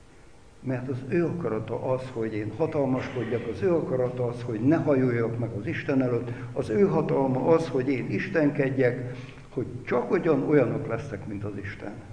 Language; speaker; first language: Hungarian; native; Hungarian